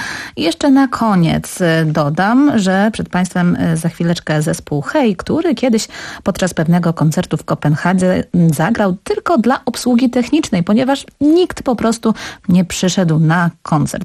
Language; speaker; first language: Polish; native; Polish